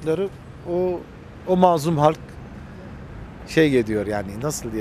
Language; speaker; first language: Turkish; non-native, fluent; Armenian